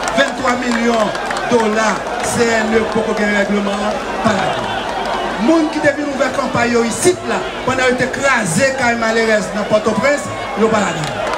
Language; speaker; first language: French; non-native, local second language; Haitian Creole